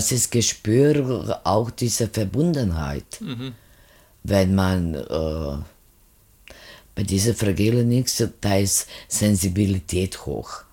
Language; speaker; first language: German; non-native, fluent; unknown